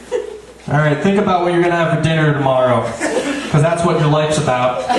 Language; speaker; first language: English; native; English